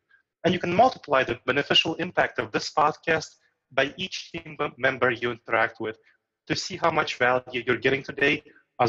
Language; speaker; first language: English; early bilingual, other home language; Romanian